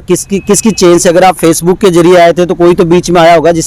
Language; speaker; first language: Hindi; native; Hindi